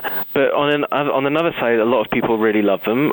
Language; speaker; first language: English; native; English